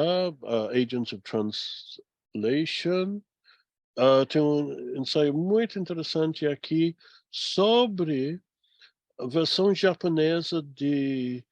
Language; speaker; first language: Portuguese; non-native, fluent; English